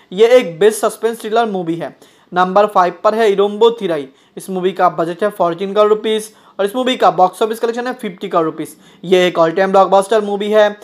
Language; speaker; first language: Hindi; non-native, local second language; Bangla